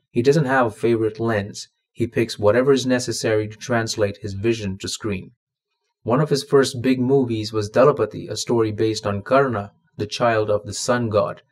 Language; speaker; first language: English; non-native, local second language; Malayalam